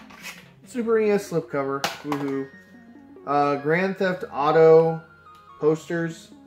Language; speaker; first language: English; native; English